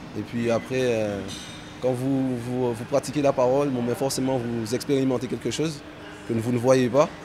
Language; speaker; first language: French; native; French